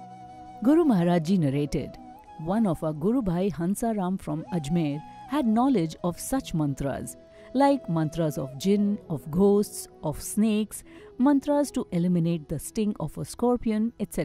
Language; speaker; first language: English; non-native, local second language; Hindi